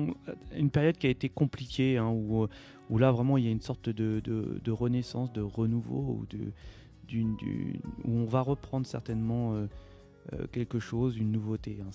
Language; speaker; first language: French; native; French